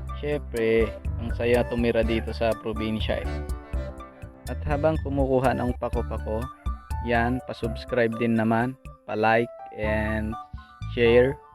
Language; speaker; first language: Filipino; non-native, local second language; Iloko